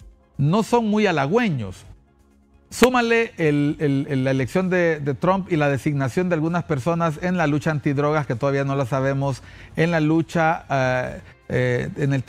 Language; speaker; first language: Spanish; native; Spanish